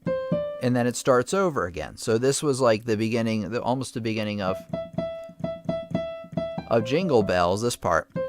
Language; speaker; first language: English; native; English